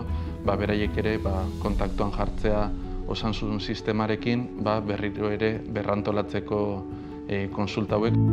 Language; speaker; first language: Basque; native; Basque